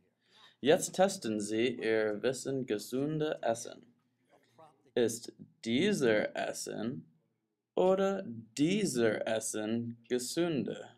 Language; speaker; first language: German; non-native, learner; English